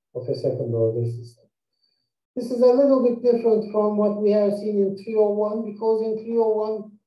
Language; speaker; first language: English; non-native, fluent; Turkish